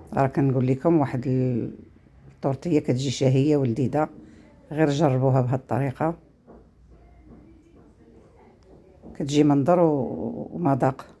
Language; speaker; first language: Arabic; native; Arabic